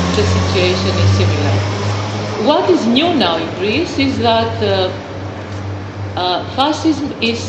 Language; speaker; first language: English; non-native, fluent; Greek